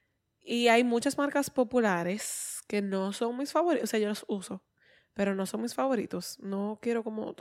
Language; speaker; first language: Spanish; native; Spanish